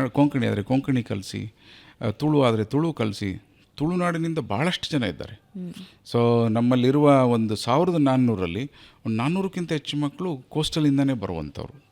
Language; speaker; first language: Kannada; native; Kannada